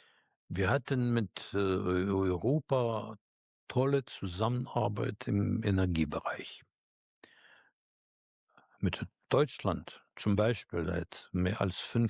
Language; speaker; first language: German; non-native, fluent; Russian